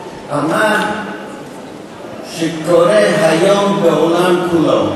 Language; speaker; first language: Hebrew; non-native, fluent; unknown